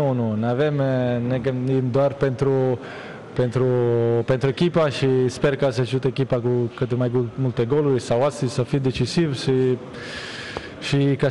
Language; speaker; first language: Romanian; non-native, learner; Italian